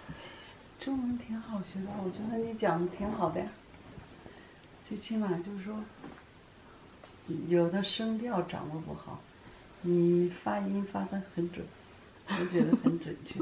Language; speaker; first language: Chinese; native; Chinese